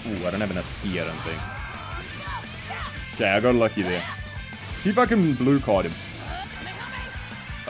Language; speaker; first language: English; native; English